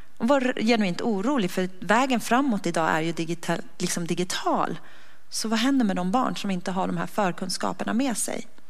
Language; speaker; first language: Swedish; early bilingual, other home language; Persian